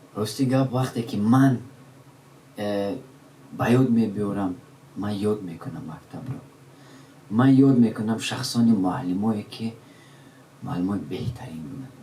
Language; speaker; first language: Tajik; non-native, local second language; Shughni